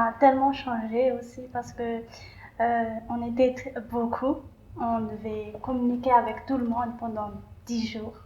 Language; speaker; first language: French; non-native, local second language; Malagasy